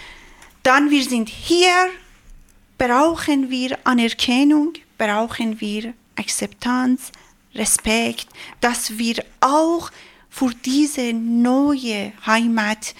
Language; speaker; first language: German; non-native, learner; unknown